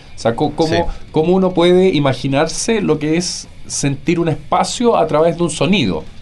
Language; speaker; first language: Spanish; native; Spanish